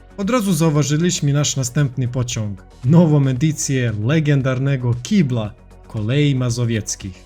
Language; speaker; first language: Polish; non-native, fluent; Serbian